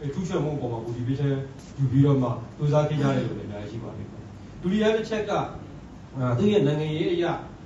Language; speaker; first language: Burmese; non-native, local second language; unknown